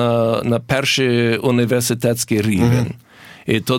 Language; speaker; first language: Ukrainian; early bilingual, heritage; English